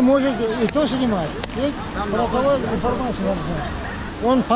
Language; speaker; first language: Russian; non-native, local second language; Tajik